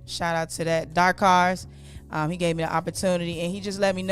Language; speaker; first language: English; native; English